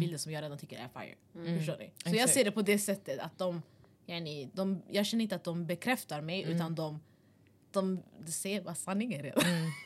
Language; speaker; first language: Swedish; early bilingual, other home language; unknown